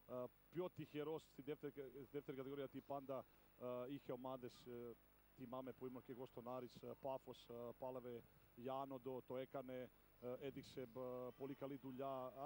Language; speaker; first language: Greek; non-native, fluent; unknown